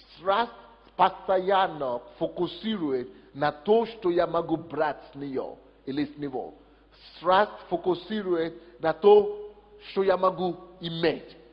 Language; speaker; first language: Russian; non-native, fluent; Yoruba